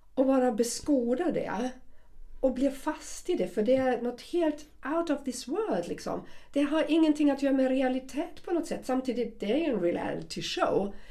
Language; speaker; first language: Swedish; non-native, fluent; German